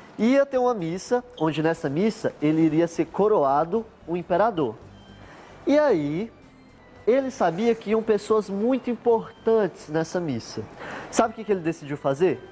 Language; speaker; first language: Portuguese; native; Portuguese